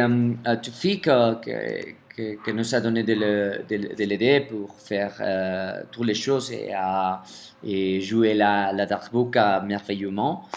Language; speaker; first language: French; non-native, fluent; Spanish